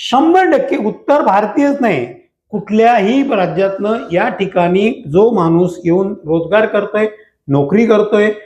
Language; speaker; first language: Marathi; native; Marathi